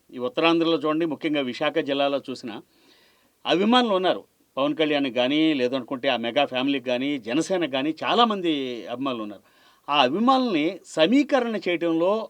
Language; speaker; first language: Telugu; native; Telugu